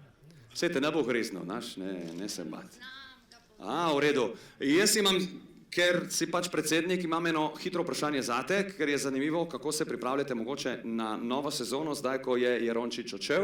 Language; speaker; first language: Slovenian; native; Slovenian